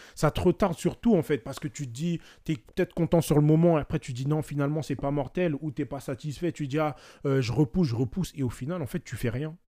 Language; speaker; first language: French; native; French